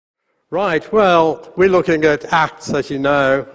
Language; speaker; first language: English; native; English